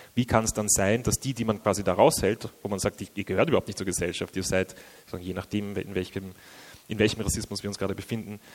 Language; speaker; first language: German; native; German